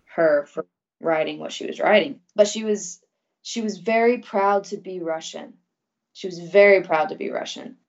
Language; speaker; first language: English; early bilingual, other home language; Russian